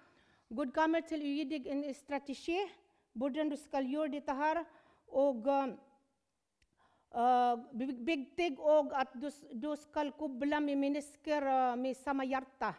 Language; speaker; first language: Norwegian; non-native, fluent; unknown